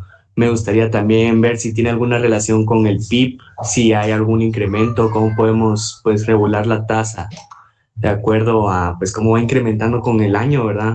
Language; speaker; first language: Spanish; native; Spanish